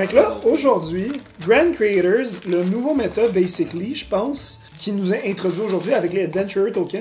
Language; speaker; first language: French; native; French